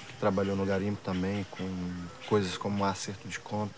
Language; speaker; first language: Portuguese; non-native, learner; French